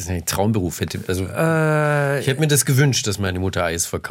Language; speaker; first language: German; native; German